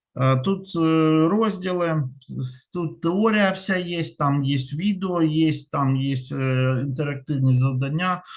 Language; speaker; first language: Ukrainian; non-native, local second language; Russian